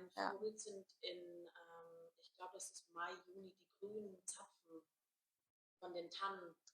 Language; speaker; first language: German; native; German